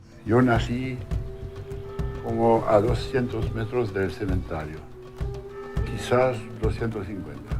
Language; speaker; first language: Spanish; non-native, fluent; French